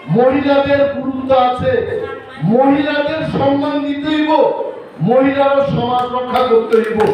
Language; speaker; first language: Bangla; non-native, local second language; Kok Borok